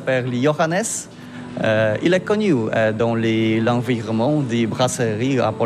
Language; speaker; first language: French; non-native, learner; Polish